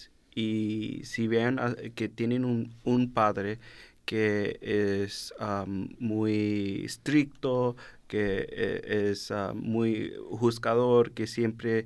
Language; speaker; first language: Spanish; early bilingual, heritage; Spanish